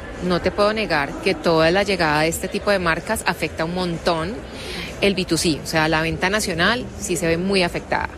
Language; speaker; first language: Spanish; native; Spanish